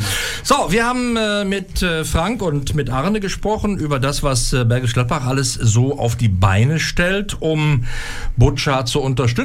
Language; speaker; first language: German; native; German